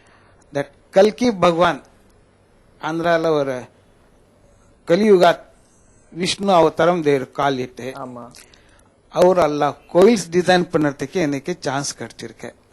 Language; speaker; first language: Tamil; non-native, fluent; Marathi